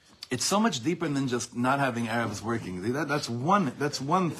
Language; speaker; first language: English; native; English